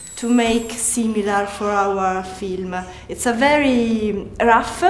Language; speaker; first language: English; non-native, learner; Italian